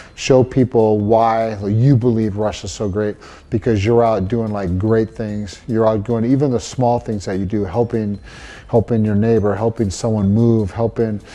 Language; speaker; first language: English; native; English